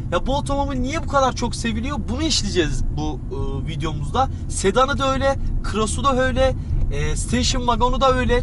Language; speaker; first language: Turkish; native; Turkish